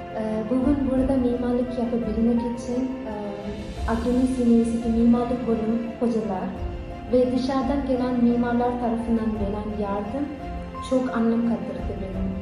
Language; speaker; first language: Turkish; non-native, fluent; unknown